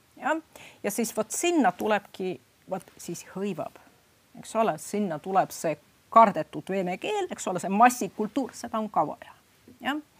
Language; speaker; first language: Estonian; non-native, fluent; Russian